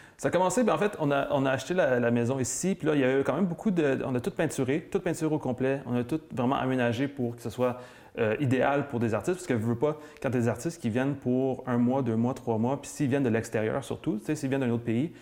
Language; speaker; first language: French; native; French